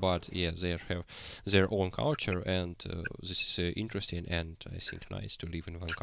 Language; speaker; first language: English; non-native, learner; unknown